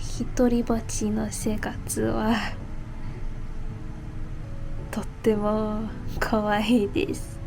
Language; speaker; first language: Japanese; non-native, learner; English